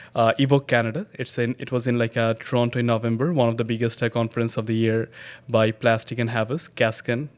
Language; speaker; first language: English; non-native, local second language; Bangla